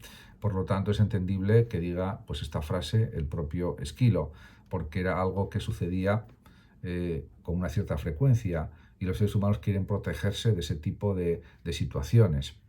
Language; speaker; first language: Spanish; native; Spanish